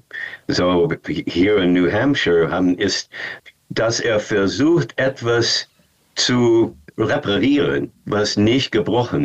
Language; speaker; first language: German; non-native, fluent; English